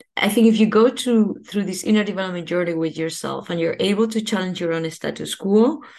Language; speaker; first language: English; non-native, fluent; Spanish